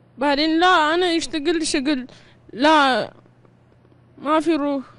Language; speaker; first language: Arabic; non-native, learner; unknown